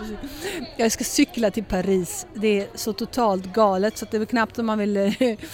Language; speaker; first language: Swedish; early bilingual, heritage; Swedish